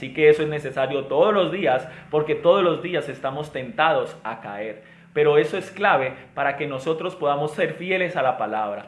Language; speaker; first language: Spanish; native; Spanish